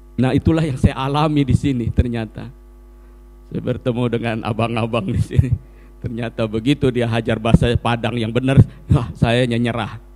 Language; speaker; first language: Indonesian; native; Indonesian